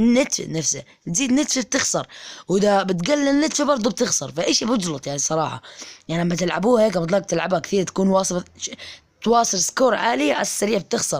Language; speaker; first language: Arabic; native; Arabic